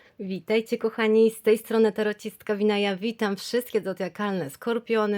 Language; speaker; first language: Polish; native; Polish